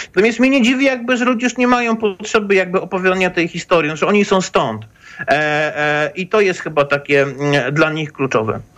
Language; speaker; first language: Polish; native; Polish